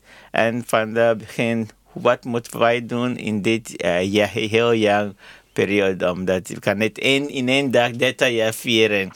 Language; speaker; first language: Dutch; non-native, learner; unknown